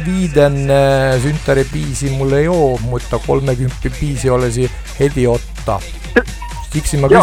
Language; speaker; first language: Finnish; non-native, learner; Estonian